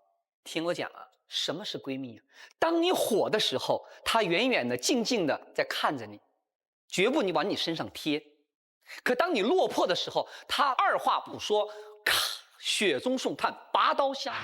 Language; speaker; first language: Chinese; native; Chinese